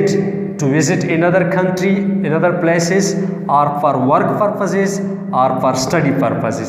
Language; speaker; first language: English; non-native, local second language; Urdu